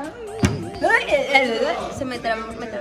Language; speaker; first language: Spanish; native; Spanish